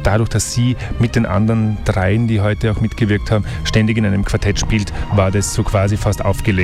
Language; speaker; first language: German; native; German